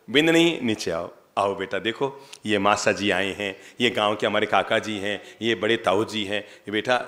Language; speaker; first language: Hindi; native; Hindi